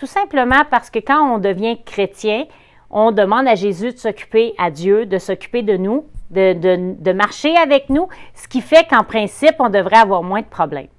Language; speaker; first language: French; native; French